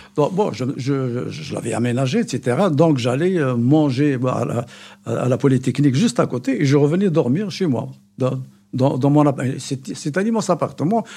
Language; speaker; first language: French; non-native, local second language; Arabic